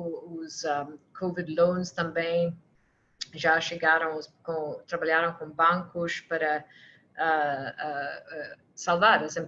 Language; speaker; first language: Portuguese; non-native, fluent; English